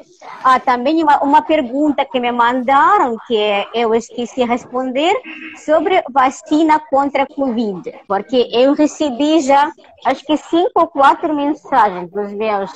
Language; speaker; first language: Portuguese; non-native, fluent; Russian